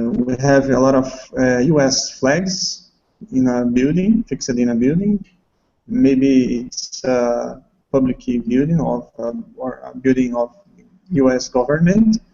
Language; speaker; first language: English; non-native, learner; Portuguese